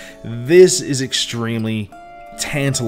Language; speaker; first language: English; native; English